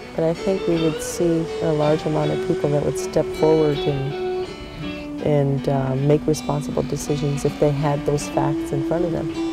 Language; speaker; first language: English; native; English